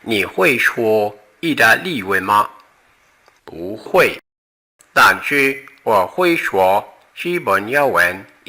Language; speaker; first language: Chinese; non-native, learner; Portuguese